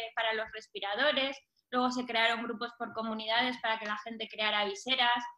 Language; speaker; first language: Spanish; native; Spanish